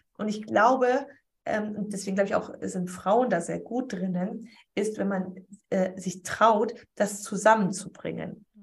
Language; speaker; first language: German; early bilingual, other home language; Polish